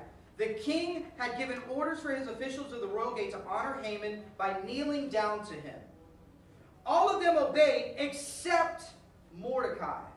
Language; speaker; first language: English; native; English